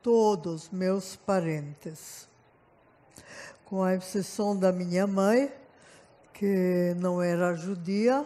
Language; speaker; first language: Portuguese; non-native, fluent; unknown